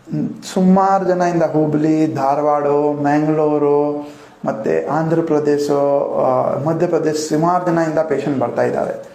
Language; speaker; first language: Kannada; non-native, local second language; Gujarati